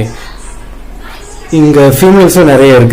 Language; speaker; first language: Tamil; native; Tamil